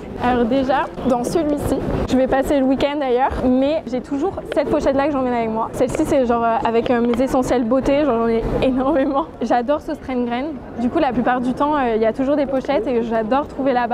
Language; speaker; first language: French; native; French